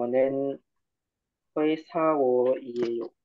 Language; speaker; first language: Korean; non-native, learner; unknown